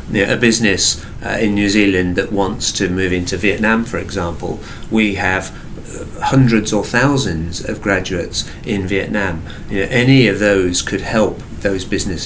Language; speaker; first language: English; native; English